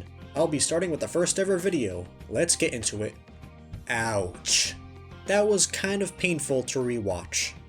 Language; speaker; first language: English; native; English